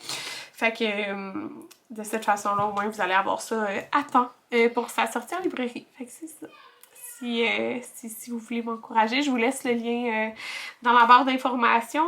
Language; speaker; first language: French; native; French